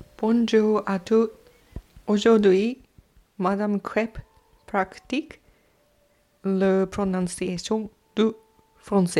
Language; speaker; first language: French; non-native, learner; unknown